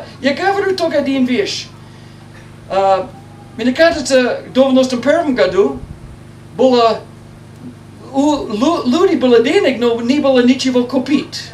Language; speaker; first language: Russian; non-native, learner; English